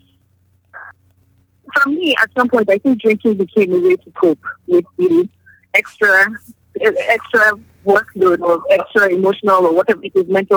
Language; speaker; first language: English; non-native, local second language; Yoruba